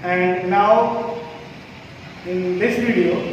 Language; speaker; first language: English; non-native, local second language; Hindi